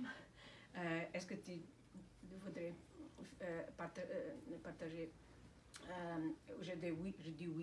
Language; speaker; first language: French; non-native, fluent; Slovenian